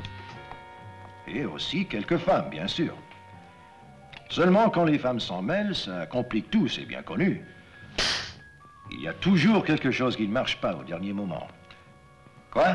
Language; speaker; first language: French; non-native, fluent; English